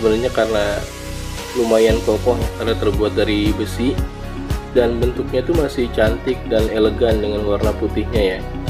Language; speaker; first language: Indonesian; native; Indonesian